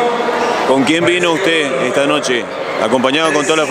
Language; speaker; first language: Spanish; native; Spanish